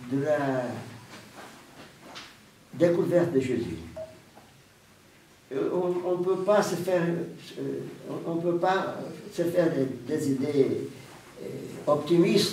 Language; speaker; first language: French; non-native, fluent; Portuguese